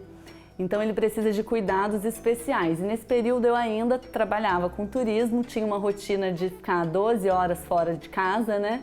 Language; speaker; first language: Portuguese; native; Portuguese